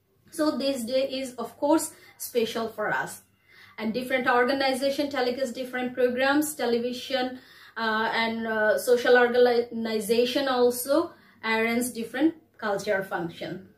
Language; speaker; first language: English; non-native, local second language; Bangla